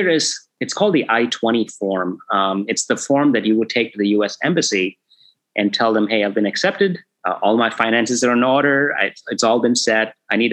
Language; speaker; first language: English; non-native, local second language; Tamil